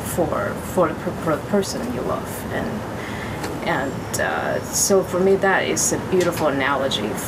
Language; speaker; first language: English; non-native, fluent; Chinese